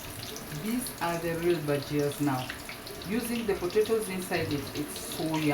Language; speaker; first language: English; non-native, local second language; Swahili